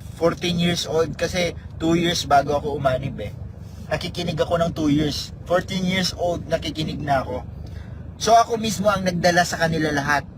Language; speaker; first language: Filipino; native; Filipino